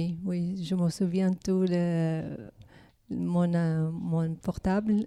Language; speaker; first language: French; non-native, learner; Arabic